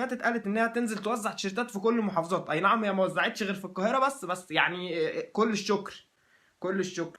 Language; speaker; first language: Arabic; native; Arabic